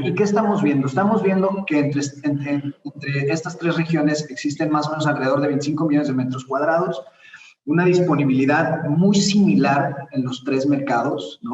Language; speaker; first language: Spanish; native; Spanish